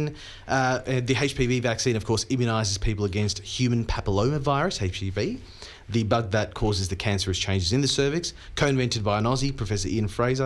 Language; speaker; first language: English; non-native, local second language; Hindi